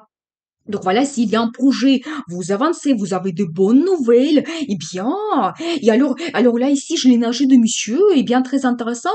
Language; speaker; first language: French; non-native, fluent; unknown